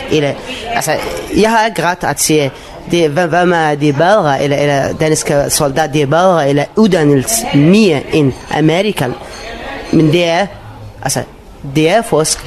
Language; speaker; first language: Danish; non-native, learner; Arabic